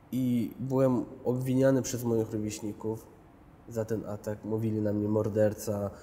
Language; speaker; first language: Polish; early bilingual, other home language; Chechen